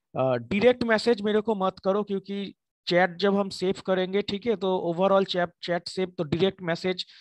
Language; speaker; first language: Hindi; non-native, local second language; Bangla